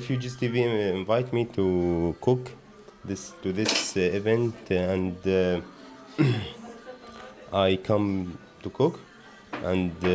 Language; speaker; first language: English; non-native, learner; Arabic